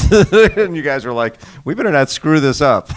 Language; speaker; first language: English; native; English